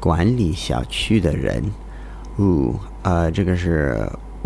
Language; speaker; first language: Chinese; non-native, learner; English